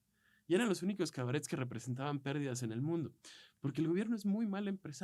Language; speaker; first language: Spanish; native; Spanish